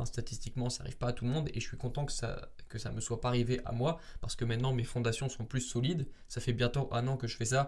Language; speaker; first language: French; native; French